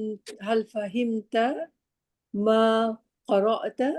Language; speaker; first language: Arabic; non-native, learner; Malay